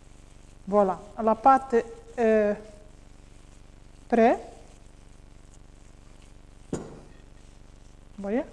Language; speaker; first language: French; non-native, learner; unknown